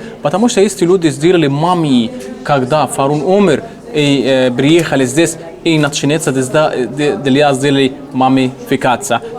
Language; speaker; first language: Russian; non-native, learner; Arabic